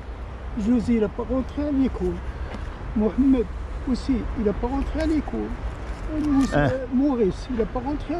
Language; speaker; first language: French; non-native, learner; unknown